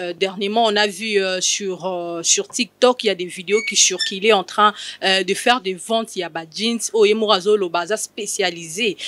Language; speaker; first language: French; non-native, local second language; Lingala